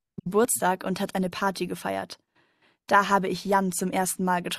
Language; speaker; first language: German; non-native, learner; Bangla